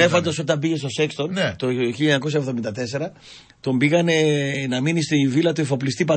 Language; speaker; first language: Greek; native; Greek